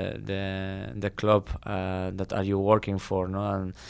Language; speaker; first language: English; non-native, fluent; Spanish